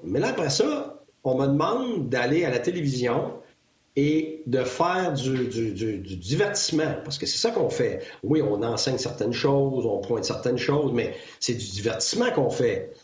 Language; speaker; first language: French; native; French